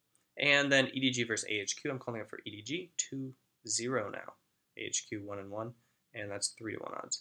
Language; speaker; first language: English; native; English